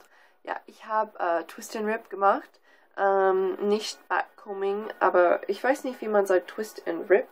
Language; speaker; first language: German; non-native, learner; English